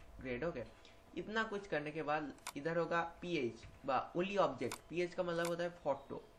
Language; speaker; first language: Hindi; non-native, local second language; Bangla